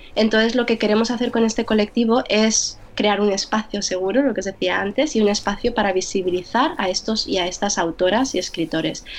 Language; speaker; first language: Spanish; early bilingual, other home language; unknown